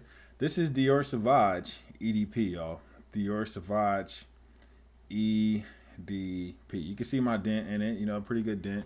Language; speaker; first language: English; native; English